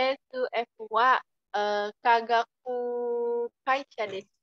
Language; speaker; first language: Japanese; non-native, learner; Indonesian